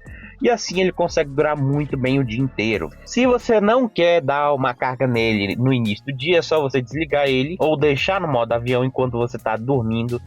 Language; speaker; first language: Portuguese; native; Portuguese